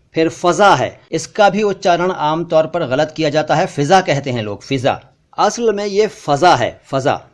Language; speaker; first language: Hindi; native; Hindi